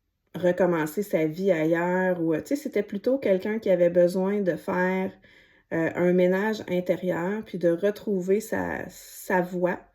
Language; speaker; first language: French; native; French